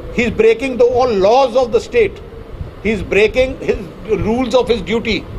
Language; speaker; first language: English; non-native, local second language; Punjabi